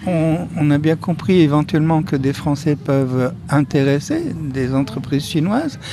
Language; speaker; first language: French; native; French